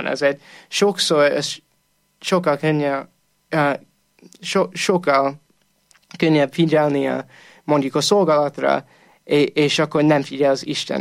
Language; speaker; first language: Hungarian; non-native, fluent; English